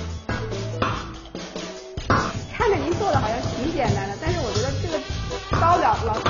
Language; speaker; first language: Chinese; native; Chinese